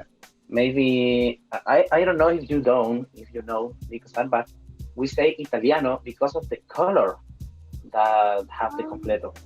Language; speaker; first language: English; non-native, fluent; Spanish